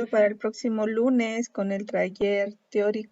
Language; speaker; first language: Spanish; native; Spanish